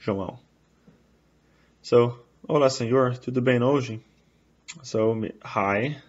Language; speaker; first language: Portuguese; non-native, fluent; English